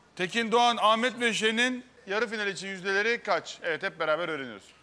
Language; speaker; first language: Turkish; native; Turkish